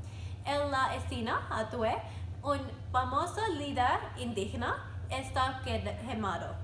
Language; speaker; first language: Spanish; non-native, learner; English